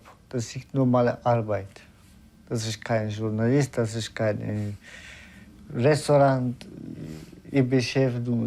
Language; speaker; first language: German; non-native, learner; Turkish